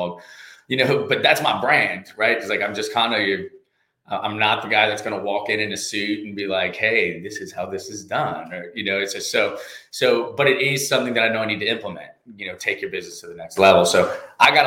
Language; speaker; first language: English; native; English